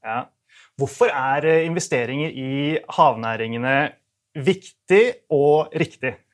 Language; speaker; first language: Norwegian; native; Norwegian